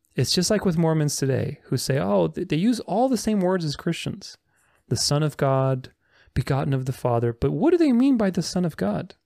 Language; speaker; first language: English; non-native, fluent; Romanian